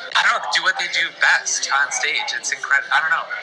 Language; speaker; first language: English; early bilingual, other home language; Polish